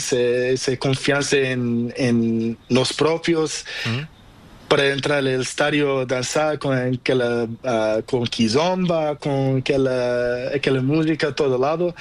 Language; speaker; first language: Spanish; non-native, learner; Portuguese